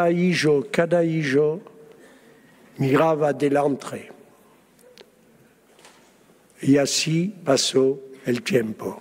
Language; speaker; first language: Spanish; early bilingual, heritage; Spanish